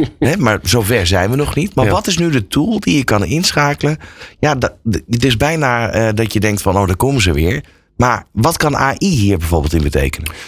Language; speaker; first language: Dutch; native; Dutch